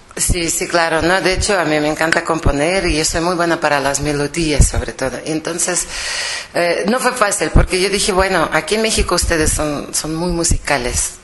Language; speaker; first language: Spanish; non-native, fluent; Russian